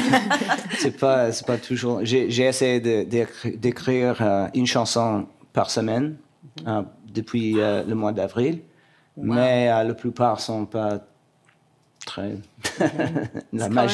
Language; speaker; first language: French; non-native, local second language; English